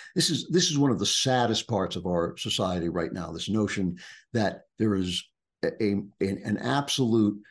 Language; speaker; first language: English; native; English